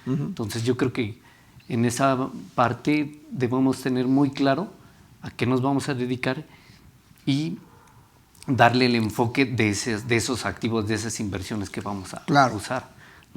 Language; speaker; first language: Spanish; native; Spanish